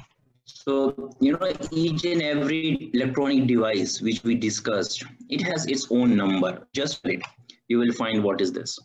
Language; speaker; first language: English; non-native, fluent; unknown